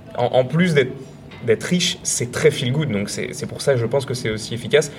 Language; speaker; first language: French; native; French